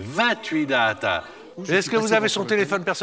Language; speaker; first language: French; native; French